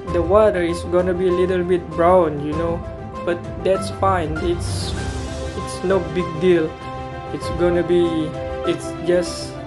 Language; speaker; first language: English; non-native, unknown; Indonesian